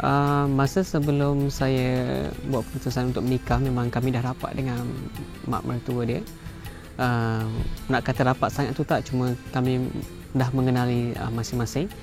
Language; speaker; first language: Malay; native; Malay